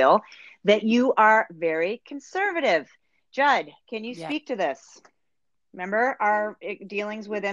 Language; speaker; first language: English; native; English